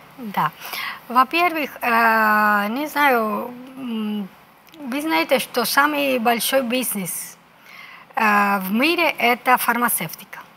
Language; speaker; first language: Russian; non-native, fluent; Spanish